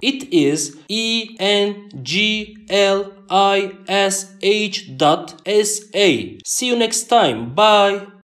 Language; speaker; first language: English; non-native, fluent; Turkish